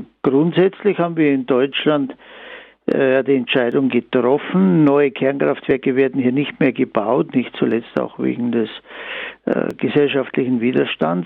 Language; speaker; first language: German; native; German